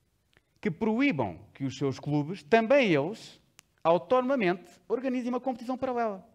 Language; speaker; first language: Portuguese; native; Portuguese